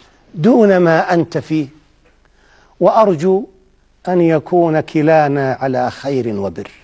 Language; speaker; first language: Arabic; native; Arabic